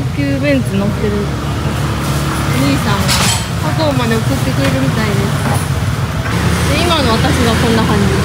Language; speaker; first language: Japanese; native; Japanese